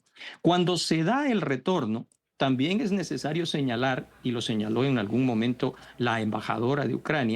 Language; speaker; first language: Spanish; native; Spanish